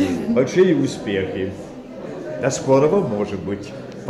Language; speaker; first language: Russian; early bilingual, heritage; French